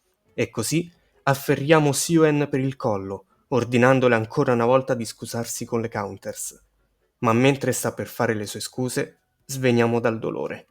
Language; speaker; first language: Italian; native; Italian